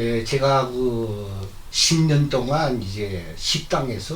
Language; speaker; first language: Korean; native; Korean